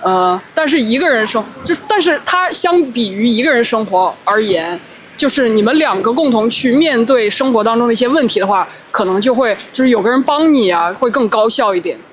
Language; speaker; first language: Chinese; native; Chinese